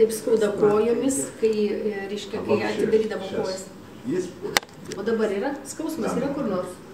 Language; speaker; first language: Lithuanian; native; Lithuanian